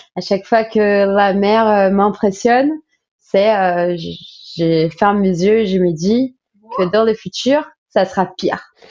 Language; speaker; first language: French; non-native, fluent; Portuguese